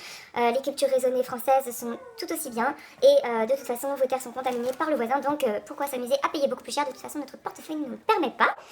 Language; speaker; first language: French; native; French